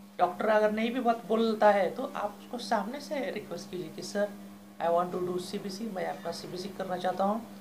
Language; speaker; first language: Hindi; native; Hindi